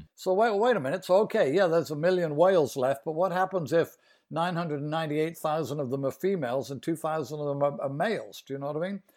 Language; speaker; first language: English; native; English